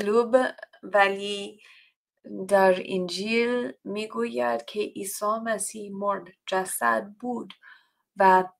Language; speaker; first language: Persian; non-native, fluent; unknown